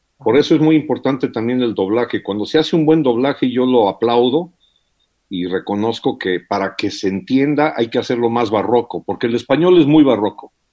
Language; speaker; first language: Spanish; early bilingual, heritage; English